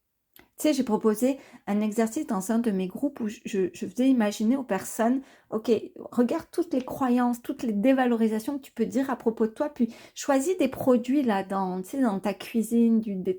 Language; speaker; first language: French; native; French